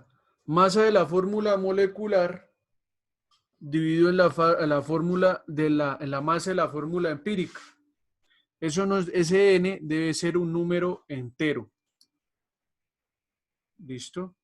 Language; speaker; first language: Spanish; native; Spanish